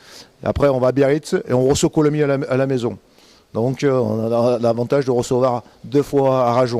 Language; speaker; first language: French; native; French